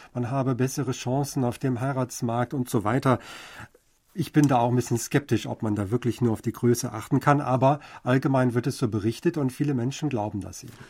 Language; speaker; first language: German; native; German